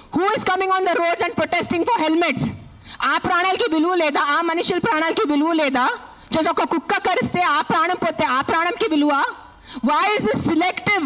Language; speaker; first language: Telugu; non-native, fluent; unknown